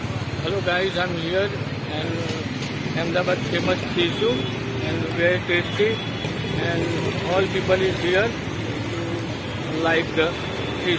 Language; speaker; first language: English; non-native, learner; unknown